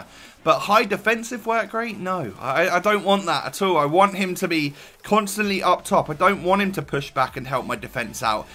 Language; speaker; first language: English; native; English